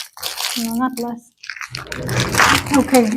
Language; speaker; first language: English; non-native, learner; Turkish